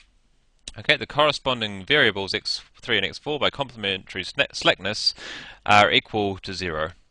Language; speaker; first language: English; native; English